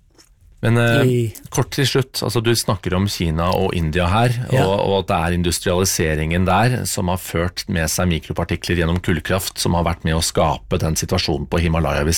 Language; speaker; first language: Norwegian; native; Norwegian